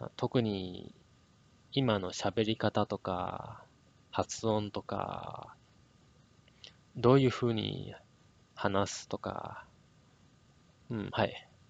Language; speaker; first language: Japanese; non-native, learner; English